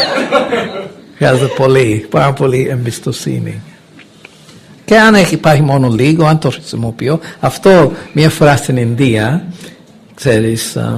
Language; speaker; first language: Greek; non-native, fluent; English